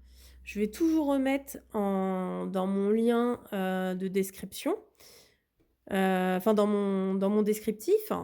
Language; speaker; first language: French; native; French